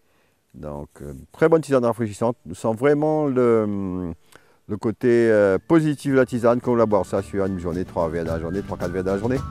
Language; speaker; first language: French; native; French